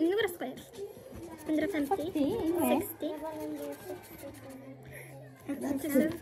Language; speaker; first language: Swedish; early bilingual, other home language; Mongolian